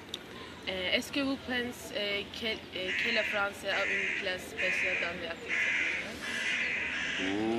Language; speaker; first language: French; non-native, learner; Turkish